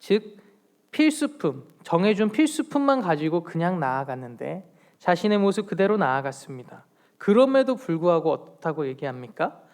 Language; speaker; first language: Korean; native; Korean